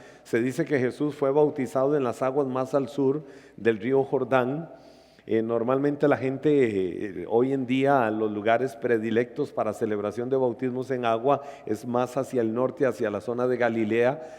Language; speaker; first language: Spanish; native; Spanish